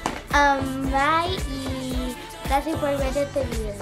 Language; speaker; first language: Spanish; early bilingual, heritage; Spanish